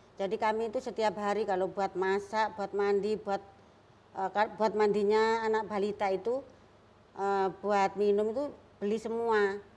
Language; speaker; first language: Indonesian; non-native, local second language; Javanese